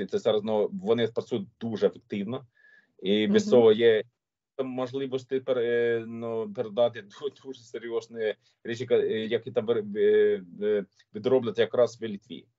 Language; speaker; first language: Ukrainian; non-native, learner; Swedish